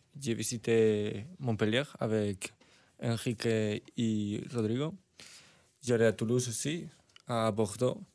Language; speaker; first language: French; non-native, learner; Spanish